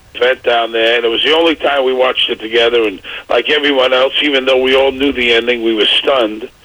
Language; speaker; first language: English; native; English